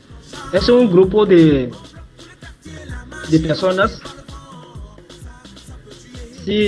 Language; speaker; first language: Spanish; non-native, local second language; Ewe